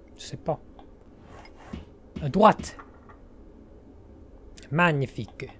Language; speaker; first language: French; non-native, learner; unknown